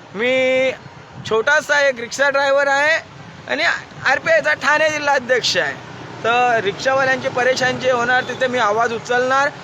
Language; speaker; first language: Marathi; non-native, local second language; Hindi